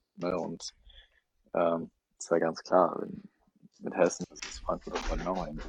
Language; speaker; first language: German; early bilingual, other home language; Russian